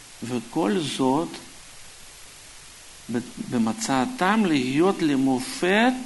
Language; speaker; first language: Hebrew; non-native, fluent; Russian